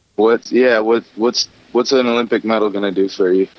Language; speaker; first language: English; native; English